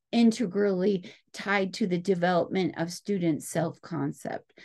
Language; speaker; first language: English; native; English